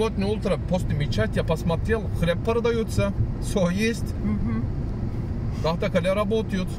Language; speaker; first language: Russian; non-native, learner; Turkish